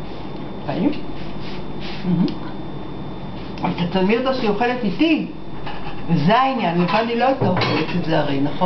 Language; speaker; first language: Hebrew; native; Hebrew